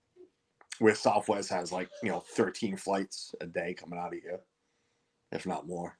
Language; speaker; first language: English; native; English